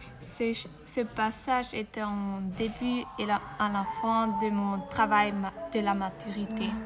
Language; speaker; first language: French; non-native, learner; German